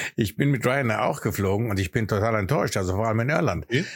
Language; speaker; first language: German; early bilingual, other home language; Greek